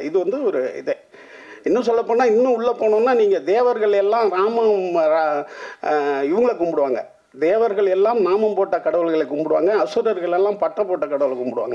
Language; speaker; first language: Tamil; native; Tamil